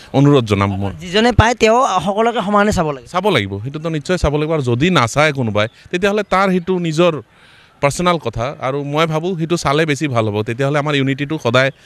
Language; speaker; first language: Assamese; non-native, local second language; Bangla